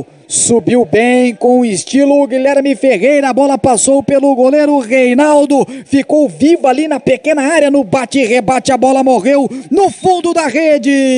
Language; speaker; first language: Portuguese; native; Portuguese